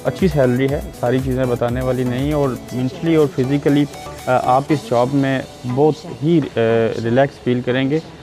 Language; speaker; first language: Urdu; native; Urdu